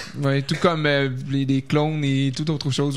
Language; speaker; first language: French; native; French